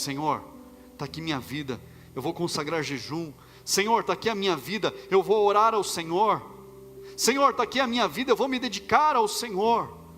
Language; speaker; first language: Portuguese; native; Portuguese